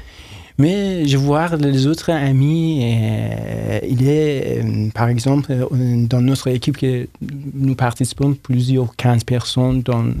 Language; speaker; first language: French; non-native, learner; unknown